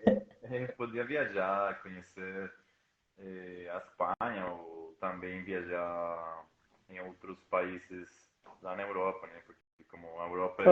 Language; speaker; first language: Portuguese; non-native, fluent; Spanish